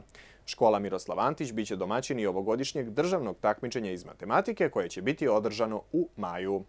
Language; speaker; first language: Serbian; native; Serbian